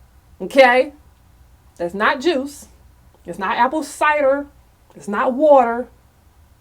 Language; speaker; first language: English; native; English